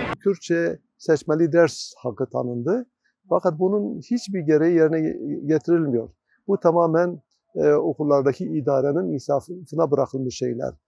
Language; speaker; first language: Turkish; non-native, local second language; Kurdish